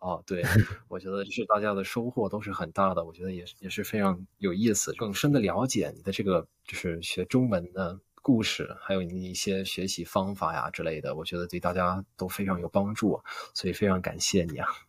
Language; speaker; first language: Chinese; non-native, fluent; English